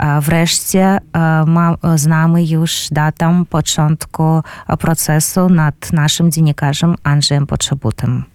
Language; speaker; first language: Polish; non-native, fluent; Belarusian